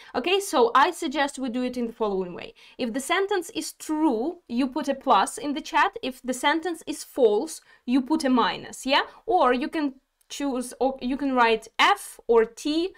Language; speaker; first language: English; non-native, fluent; Ukrainian